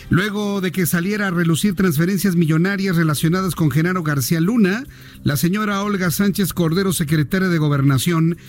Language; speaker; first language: Spanish; native; Spanish